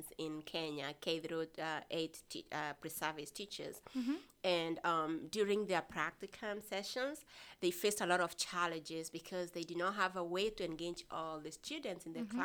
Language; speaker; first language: English; non-native, local second language; Meru